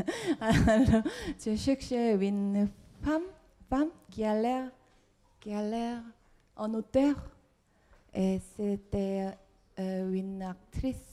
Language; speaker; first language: French; non-native, fluent; Korean